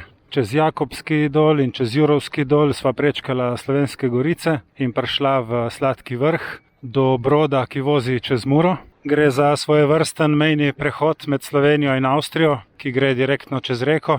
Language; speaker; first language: Slovenian; native; Slovenian